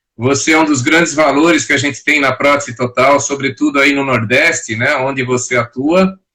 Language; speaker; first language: Portuguese; native; Portuguese